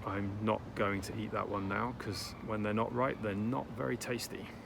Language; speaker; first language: English; native; English